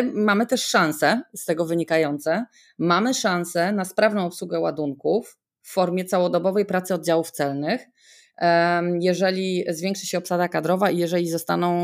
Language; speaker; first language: Polish; native; Polish